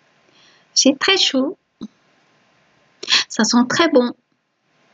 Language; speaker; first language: French; non-native, learner; Vietnamese